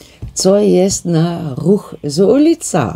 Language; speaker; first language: Polish; non-native, learner; Dutch